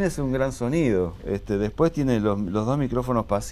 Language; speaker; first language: Spanish; native; Spanish